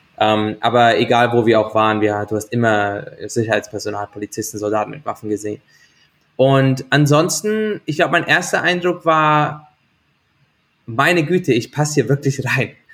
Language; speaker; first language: German; native; German